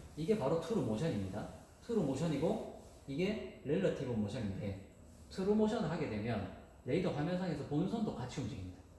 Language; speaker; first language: Korean; native; Korean